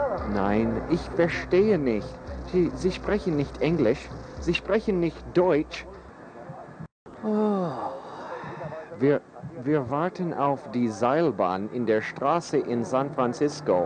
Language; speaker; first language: German; non-native, fluent; English